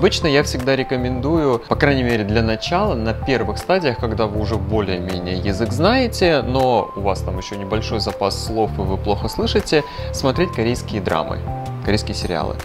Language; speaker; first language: Russian; native; Russian